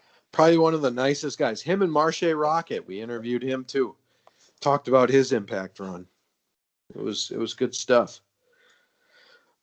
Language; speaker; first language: English; native; English